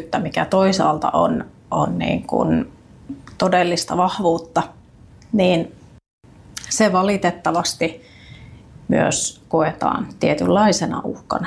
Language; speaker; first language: Finnish; native; Finnish